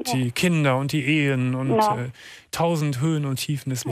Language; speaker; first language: German; native; German